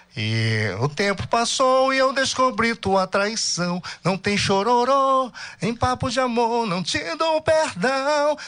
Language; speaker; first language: Portuguese; native; Portuguese